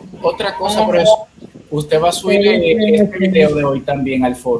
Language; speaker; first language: Spanish; native; Spanish